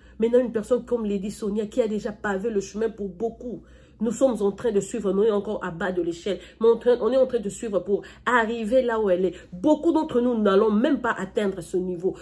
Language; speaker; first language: French; non-native, local second language; Lingala